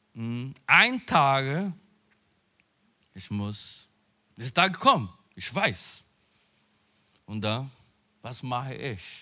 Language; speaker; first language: German; non-native, learner; Portuguese